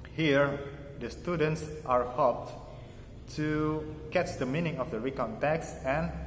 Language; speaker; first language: English; non-native, learner; Indonesian